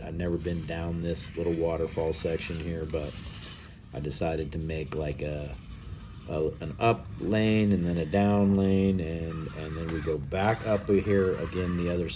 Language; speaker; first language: English; native; English